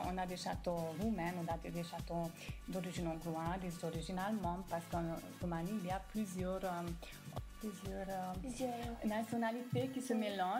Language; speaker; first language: French; non-native, fluent; Romanian